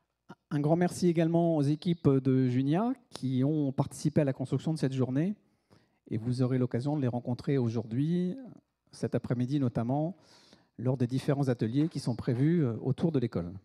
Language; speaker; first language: French; native; French